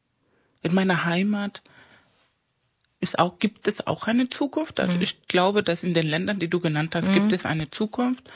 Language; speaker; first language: German; non-native, fluent; Spanish